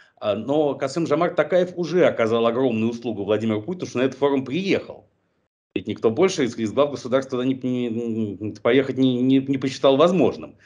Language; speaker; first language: Russian; native; Russian